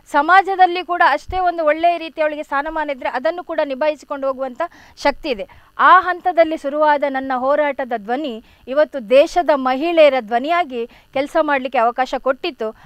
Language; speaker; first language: Kannada; non-native, local second language; Tulu